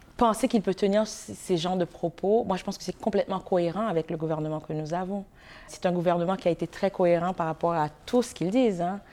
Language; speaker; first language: French; non-native, local second language; Haitian Creole